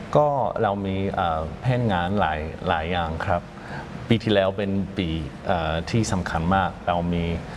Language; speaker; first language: Thai; non-native, fluent; English